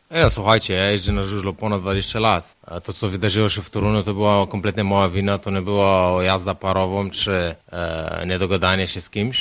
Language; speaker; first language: Polish; non-native, fluent; Slovenian